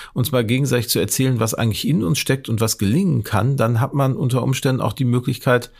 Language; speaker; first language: German; native; German